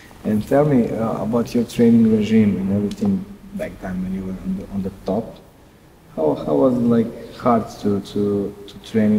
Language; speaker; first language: English; non-native, learner; Serbian